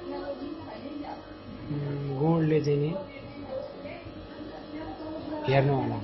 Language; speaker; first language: Nepali; native; Nepali